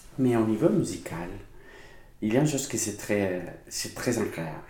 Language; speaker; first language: French; non-native, learner; Spanish